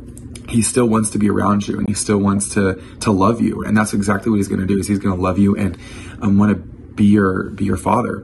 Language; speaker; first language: English; native; English